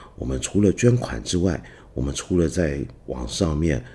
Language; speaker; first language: Chinese; non-native, local second language; Cantonese